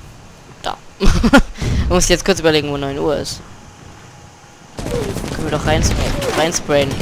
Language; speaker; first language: German; native; German